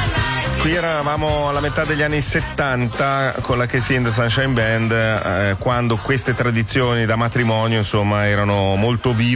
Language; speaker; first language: Italian; native; Italian